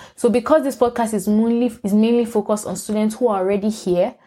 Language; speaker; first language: English; non-native, local second language; Yoruba